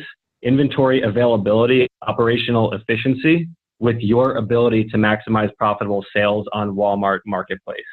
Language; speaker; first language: English; native; English